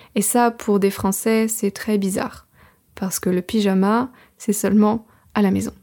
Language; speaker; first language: French; native; French